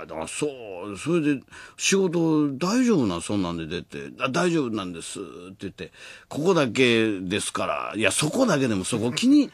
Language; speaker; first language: Japanese; native; Japanese